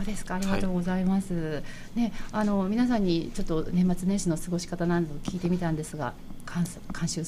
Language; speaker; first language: Japanese; native; Japanese